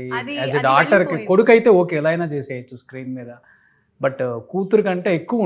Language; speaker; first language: Telugu; native; Telugu